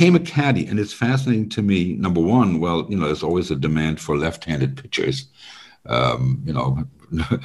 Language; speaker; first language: English; non-native, fluent; German